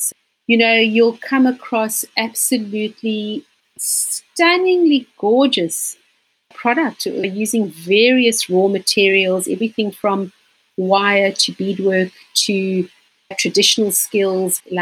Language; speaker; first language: English; native; English